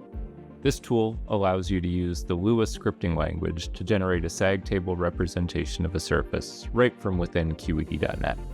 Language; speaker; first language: English; native; English